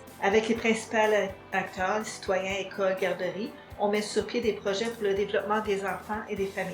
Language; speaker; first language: French; native; French